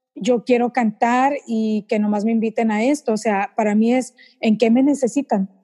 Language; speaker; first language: Spanish; early bilingual, heritage; Spanish